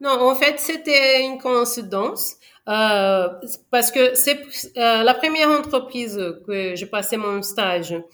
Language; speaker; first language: French; non-native, fluent; Portuguese